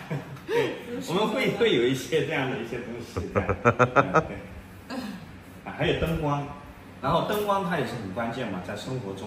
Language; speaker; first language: Chinese; native; Chinese